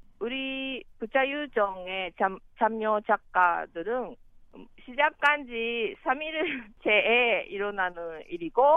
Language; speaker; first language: Korean; non-native, learner; Japanese